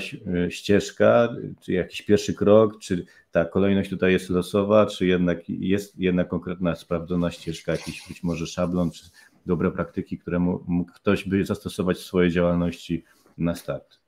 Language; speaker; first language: Polish; native; Polish